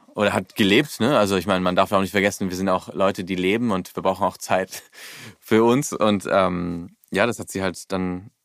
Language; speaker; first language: German; early bilingual, heritage; German